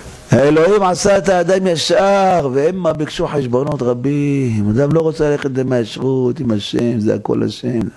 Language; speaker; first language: Hebrew; native; Hebrew